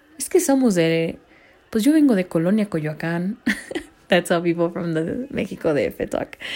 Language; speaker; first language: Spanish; early bilingual, heritage; Spanish